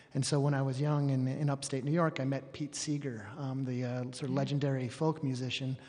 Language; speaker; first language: English; native; English